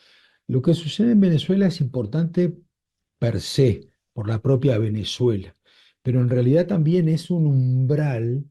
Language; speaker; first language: Spanish; native; Spanish